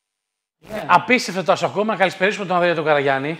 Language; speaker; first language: Greek; native; Greek